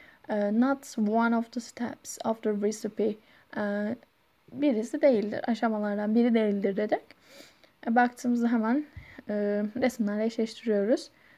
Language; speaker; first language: English; non-native, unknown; Turkish